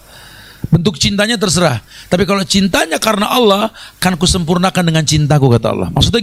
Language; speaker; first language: Indonesian; native; Indonesian